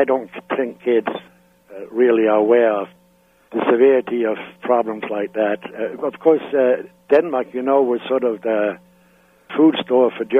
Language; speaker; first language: English; non-native, fluent; Danish